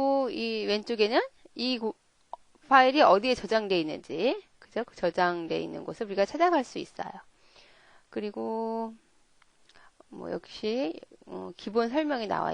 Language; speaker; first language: Korean; native; Korean